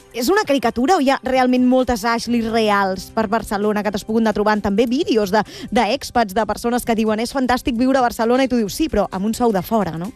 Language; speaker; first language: Catalan; native; Catalan